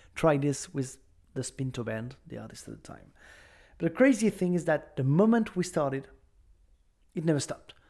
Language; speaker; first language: English; non-native, fluent; French